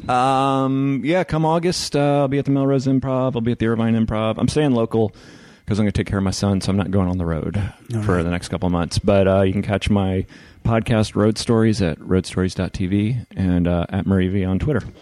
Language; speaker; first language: English; native; English